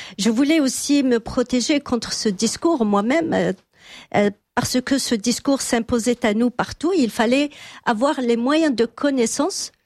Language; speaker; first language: French; non-native, local second language; Arabic